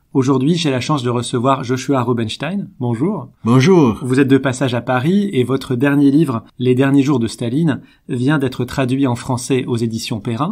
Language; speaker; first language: French; native; French